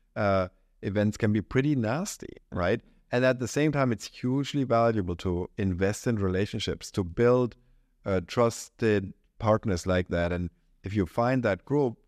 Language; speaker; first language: English; non-native, fluent; German